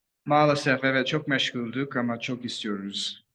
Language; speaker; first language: Turkish; non-native, learner; English